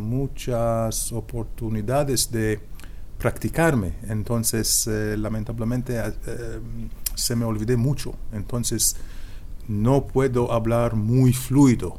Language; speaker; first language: Spanish; non-native, learner; Hebrew